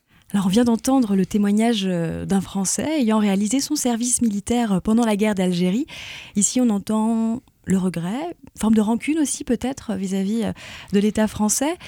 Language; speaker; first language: French; native; French